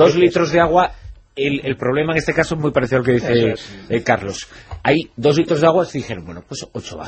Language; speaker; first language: Spanish; native; Spanish